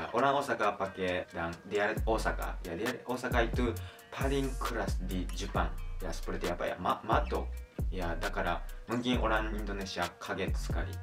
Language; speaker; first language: Indonesian; non-native, fluent; Japanese